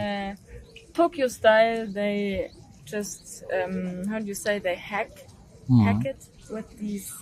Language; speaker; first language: English; non-native, fluent; German